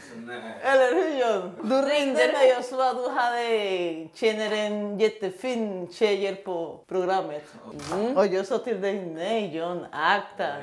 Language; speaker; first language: Swedish; non-native, learner; Spanish